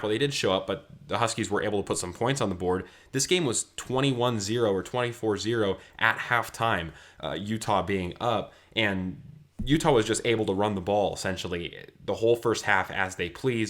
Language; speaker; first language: English; native; English